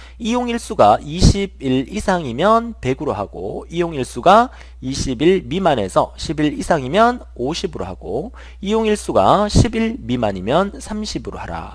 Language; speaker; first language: Korean; native; Korean